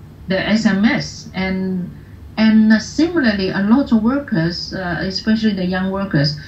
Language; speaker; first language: English; non-native, local second language; Cantonese